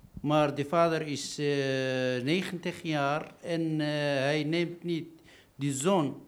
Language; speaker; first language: Dutch; non-native, learner; Arabic